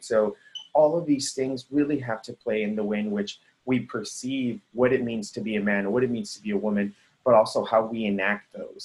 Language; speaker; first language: English; early bilingual, other home language; Spanish